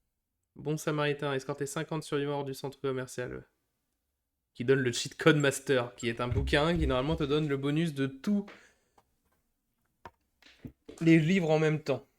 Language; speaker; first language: French; native; French